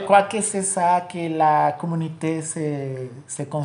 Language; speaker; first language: French; non-native, learner; Spanish